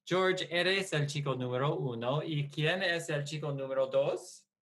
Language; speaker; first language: Spanish; non-native, fluent; English